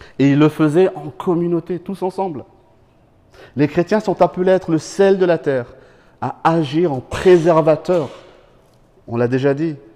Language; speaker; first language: French; non-native, local second language; Malagasy